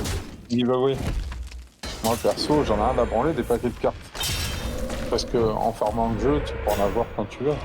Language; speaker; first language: French; native; French